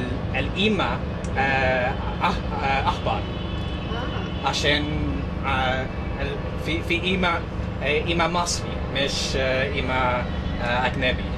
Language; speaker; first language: Arabic; non-native, learner; English